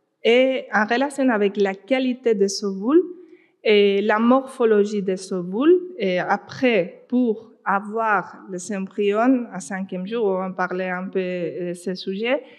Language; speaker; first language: French; non-native, fluent; Spanish